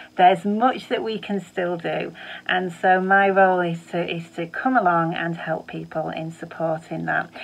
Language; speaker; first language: English; native; English